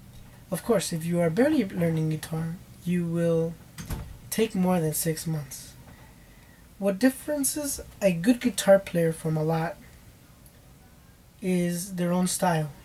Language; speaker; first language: English; early bilingual, other home language; Spanish